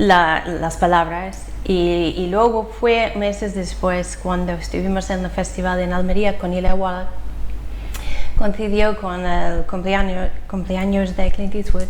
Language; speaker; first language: Spanish; non-native, fluent; English